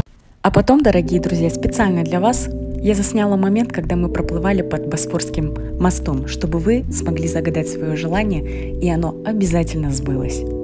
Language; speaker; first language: Russian; native; Russian